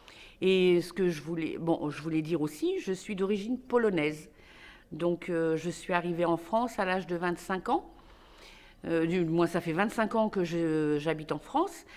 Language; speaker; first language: French; native; French